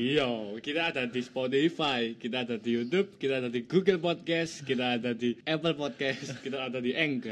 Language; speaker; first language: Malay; non-native, local second language; Javanese